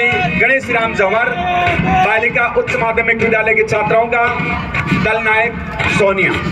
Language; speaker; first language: Hindi; native; Hindi